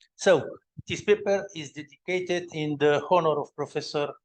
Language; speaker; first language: English; non-native, learner; Romanian